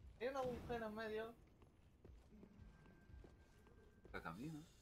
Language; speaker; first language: Spanish; native; Spanish